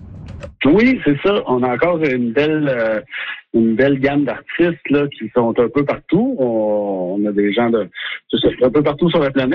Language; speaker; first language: French; native; French